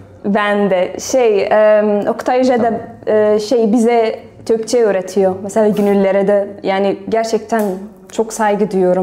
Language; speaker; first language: Turkish; non-native, learner; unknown